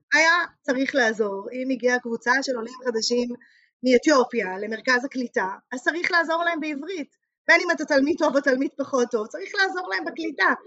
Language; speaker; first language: Hebrew; native; Hebrew